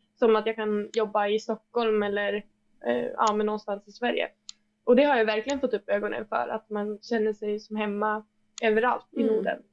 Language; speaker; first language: Swedish; native; Swedish